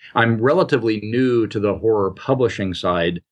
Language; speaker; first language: English; native; English